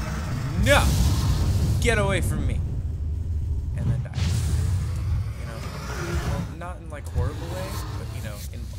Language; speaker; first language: English; native; English